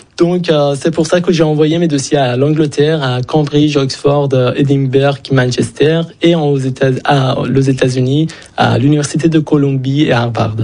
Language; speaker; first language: French; non-native, fluent; Persian